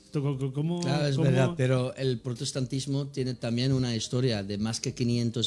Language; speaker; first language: Spanish; non-native, fluent; Dutch